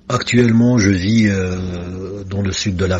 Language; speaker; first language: French; non-native, local second language; Arabic